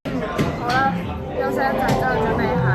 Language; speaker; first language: Cantonese; native; Cantonese